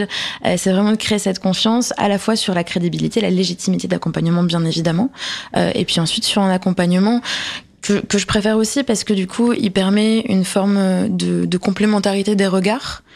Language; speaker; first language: French; native; French